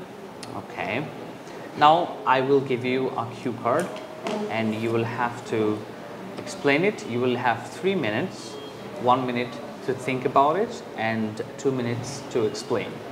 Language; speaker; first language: English; non-native, fluent; Bangla